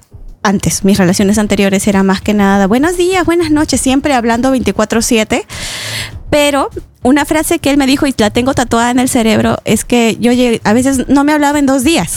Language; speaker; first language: Spanish; native; Spanish